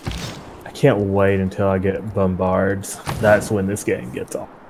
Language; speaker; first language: English; native; English